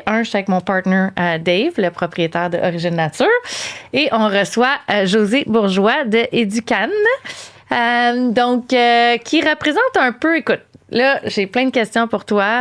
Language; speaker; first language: French; native; French